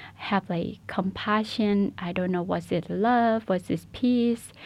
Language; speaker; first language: English; non-native, fluent; Burmese